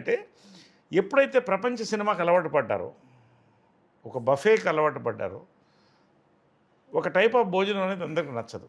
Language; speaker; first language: Telugu; native; Telugu